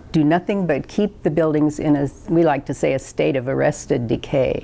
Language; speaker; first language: English; native; English